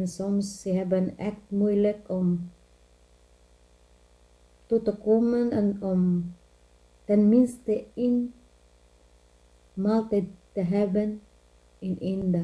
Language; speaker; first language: Dutch; non-native, learner; Filipino